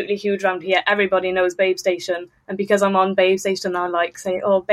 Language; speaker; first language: English; native; English